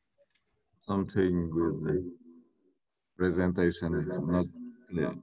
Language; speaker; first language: English; non-native, learner; Vietnamese